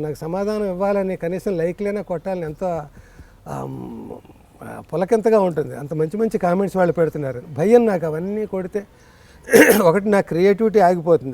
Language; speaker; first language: Telugu; native; Telugu